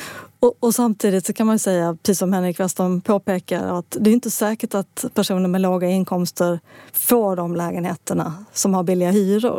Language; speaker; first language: Swedish; native; Swedish